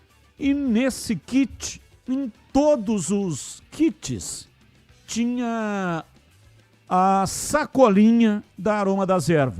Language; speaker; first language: Portuguese; native; Portuguese